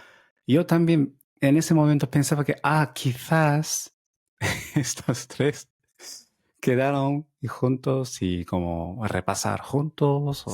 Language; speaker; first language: Spanish; non-native, learner; Japanese